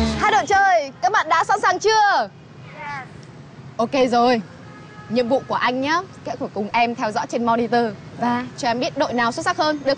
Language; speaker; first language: Vietnamese; native; Vietnamese